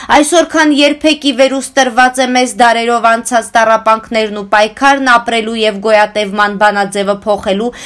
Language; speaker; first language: Armenian; native; Armenian